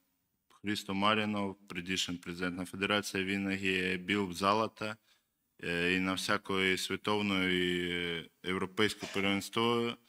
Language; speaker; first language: Bulgarian; non-native, learner; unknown